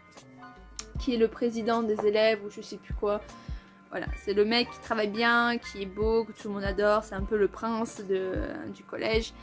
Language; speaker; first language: French; native; French